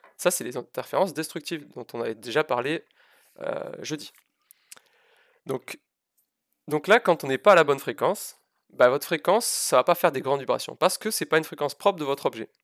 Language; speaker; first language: French; native; French